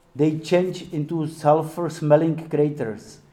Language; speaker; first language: English; non-native, fluent; Czech